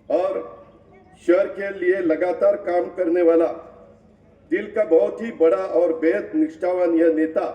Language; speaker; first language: Hindi; non-native, local second language; Marathi